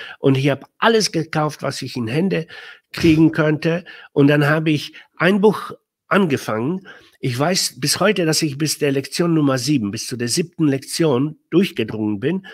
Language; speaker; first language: German; non-native, fluent; Polish